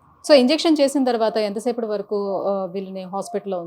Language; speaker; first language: Telugu; native; Telugu